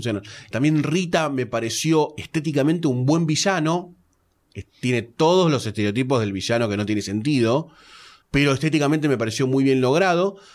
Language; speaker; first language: Spanish; native; Spanish